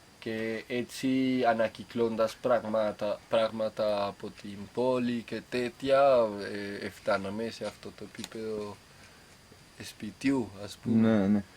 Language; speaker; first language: Greek; non-native, fluent; Spanish